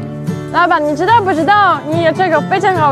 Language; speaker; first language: Chinese; non-native, learner; Ukrainian